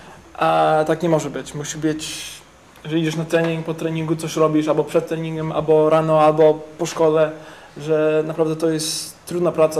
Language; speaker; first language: Polish; early bilingual, heritage; English